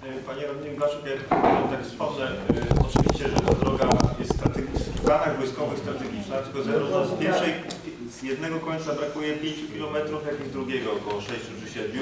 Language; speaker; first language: Polish; native; Polish